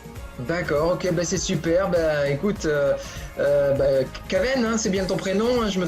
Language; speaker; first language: French; native; French